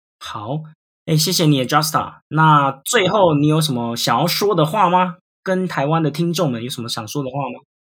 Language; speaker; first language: Chinese; native; Chinese